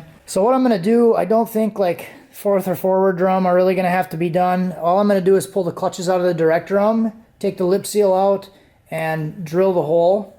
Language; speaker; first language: English; native; English